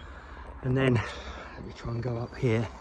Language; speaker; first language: English; native; English